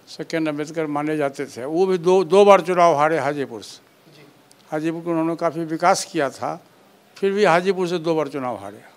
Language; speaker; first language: Hindi; native; Hindi